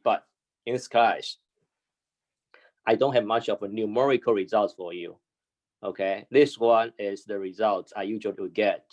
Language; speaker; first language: English; non-native, fluent; Chinese